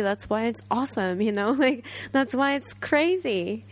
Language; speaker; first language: English; non-native, fluent; Japanese